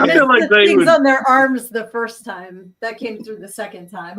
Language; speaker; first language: English; native; English